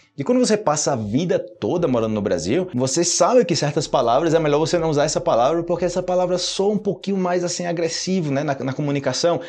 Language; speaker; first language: Portuguese; native; Portuguese